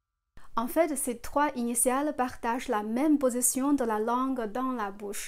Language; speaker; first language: French; non-native, fluent; Chinese